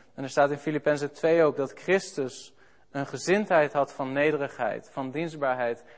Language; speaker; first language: Dutch; native; Dutch